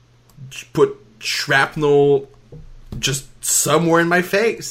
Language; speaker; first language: English; non-native, fluent; French